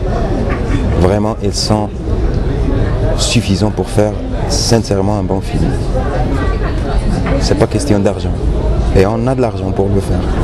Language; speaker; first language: French; non-native, local second language; Arabic